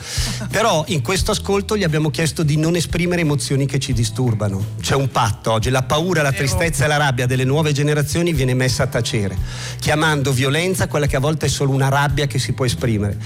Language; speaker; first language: Italian; native; Italian